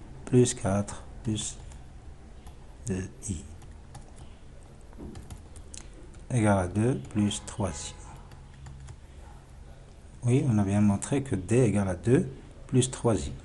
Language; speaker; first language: French; non-native, local second language; Arabic